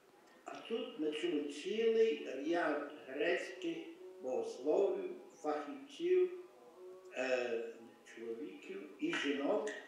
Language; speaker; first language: Ukrainian; early bilingual, heritage; Ukrainian